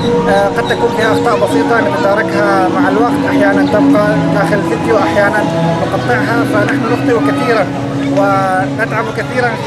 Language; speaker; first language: Arabic; native; Arabic